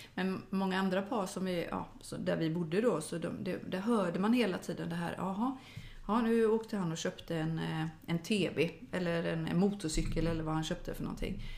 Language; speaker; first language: Swedish; native; Swedish